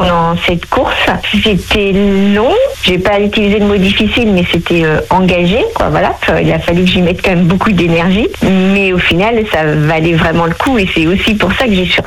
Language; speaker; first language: French; native; French